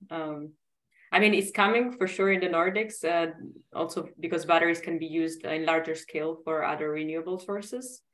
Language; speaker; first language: English; non-native, fluent; Italian